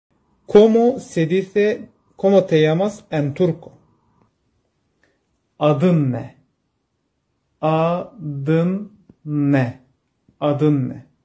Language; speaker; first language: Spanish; non-native, learner; Turkish